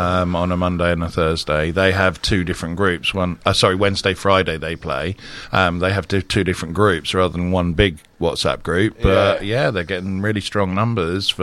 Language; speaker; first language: English; native; English